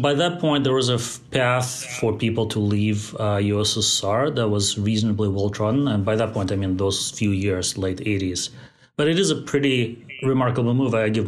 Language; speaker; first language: English; non-native, fluent; Russian